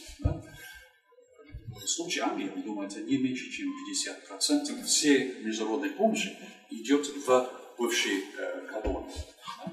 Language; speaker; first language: Russian; non-native, fluent; English